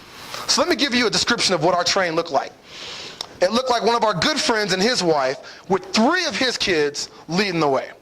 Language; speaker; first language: English; native; English